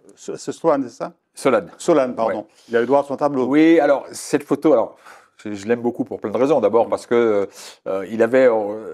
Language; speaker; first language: French; native; French